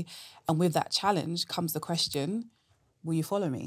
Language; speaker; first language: English; native; English